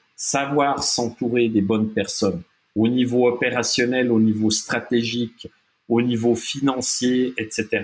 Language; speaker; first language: French; non-native, local second language; German